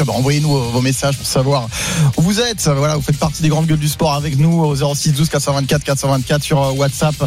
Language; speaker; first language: French; native; French